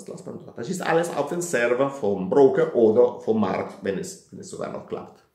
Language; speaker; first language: German; non-native, fluent; Italian